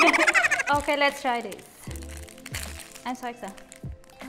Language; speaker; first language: English; non-native, local second language; Filipino